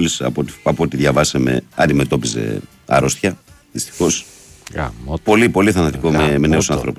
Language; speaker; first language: Greek; native; Greek